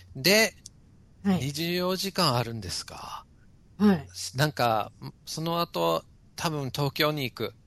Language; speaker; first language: Japanese; non-native, fluent; English